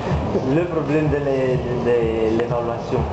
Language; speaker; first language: French; non-native, learner; Romanian